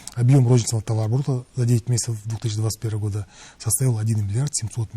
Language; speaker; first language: Russian; non-native, local second language; Kazakh